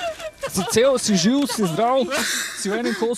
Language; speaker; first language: Slovenian; native; Slovenian